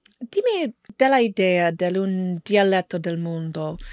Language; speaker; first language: Italian; non-native, learner; English